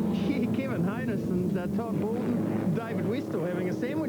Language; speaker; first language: English; native; English